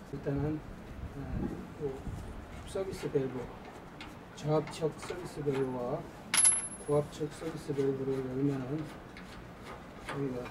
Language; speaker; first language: Korean; native; Korean